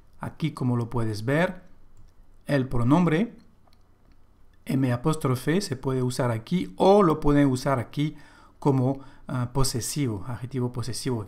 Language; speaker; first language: Spanish; non-native, fluent; French